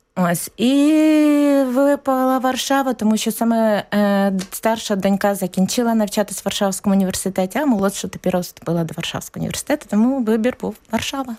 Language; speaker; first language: Ukrainian; native; Ukrainian